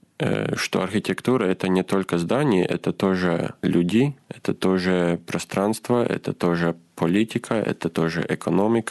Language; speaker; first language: Russian; non-native, fluent; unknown